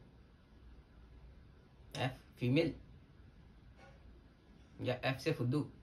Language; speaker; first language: Hindi; native; Hindi